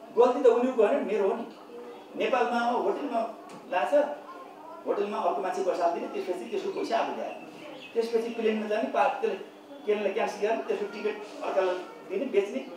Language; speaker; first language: Nepali; native; Nepali